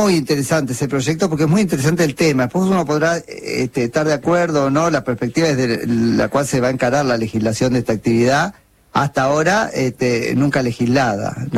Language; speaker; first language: Spanish; native; Spanish